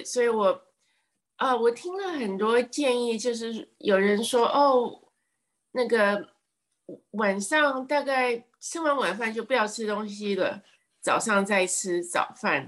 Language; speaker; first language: Chinese; early bilingual, heritage; English